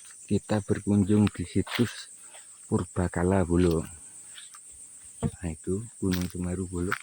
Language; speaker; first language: Indonesian; non-native, local second language; Javanese